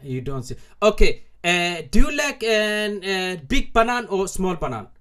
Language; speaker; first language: English; non-native, learner; Somali